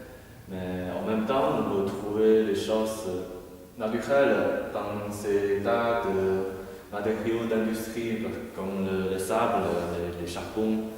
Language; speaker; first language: French; non-native, learner; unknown